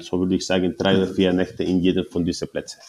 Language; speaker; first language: German; non-native, learner; Spanish